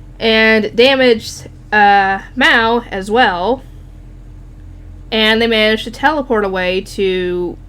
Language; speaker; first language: English; native; English